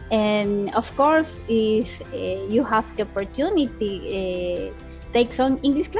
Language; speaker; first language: English; non-native, learner; Spanish